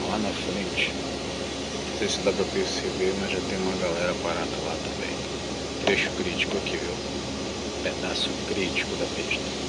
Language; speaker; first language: Portuguese; native; Portuguese